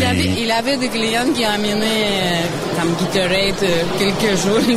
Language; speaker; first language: French; non-native, learner; Russian